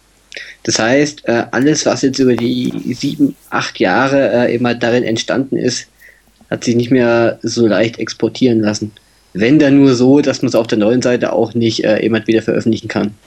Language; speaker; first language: German; native; German